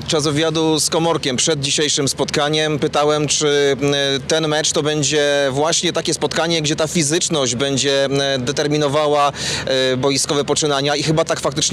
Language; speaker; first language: Polish; native; Polish